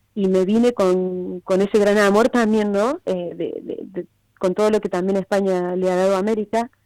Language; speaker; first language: Spanish; native; Spanish